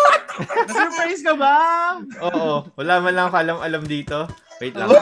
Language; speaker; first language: Filipino; early bilingual, other home language; Japanese